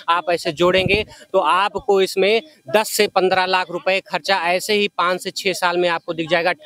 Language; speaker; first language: Hindi; native; Hindi